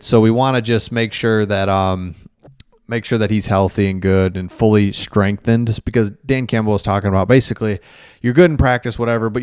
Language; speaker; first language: English; native; English